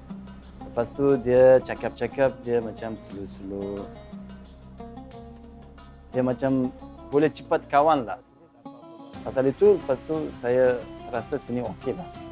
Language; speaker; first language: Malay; non-native, learner; Uzbek